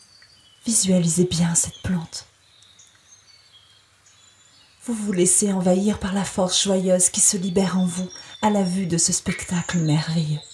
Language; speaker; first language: French; native; French